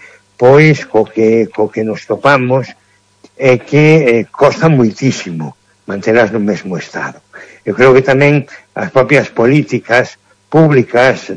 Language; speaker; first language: Galician; native; Galician